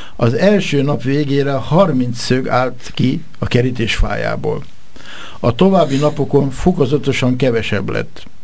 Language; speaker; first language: Hungarian; native; Hungarian